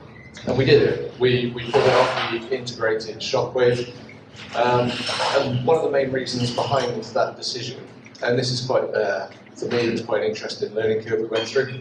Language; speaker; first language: English; native; English